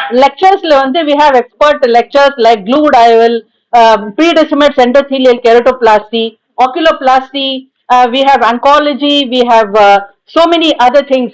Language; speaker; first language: English; non-native, local second language; Tamil